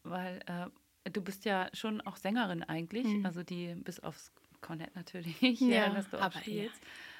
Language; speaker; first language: German; native; German